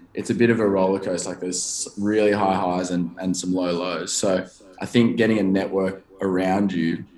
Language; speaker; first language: English; native; English